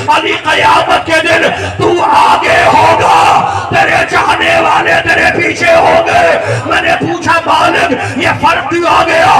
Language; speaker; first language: Urdu; native; Urdu